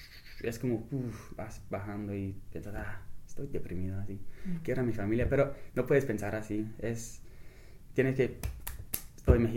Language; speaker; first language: Spanish; non-native, fluent; English